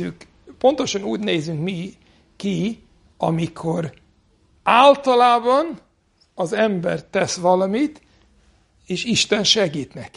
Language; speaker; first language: Hungarian; non-native, fluent; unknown